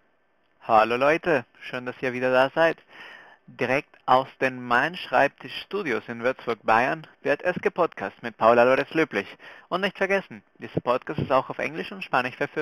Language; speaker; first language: German; non-native, fluent; Spanish